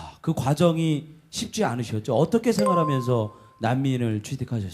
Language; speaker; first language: Korean; native; Korean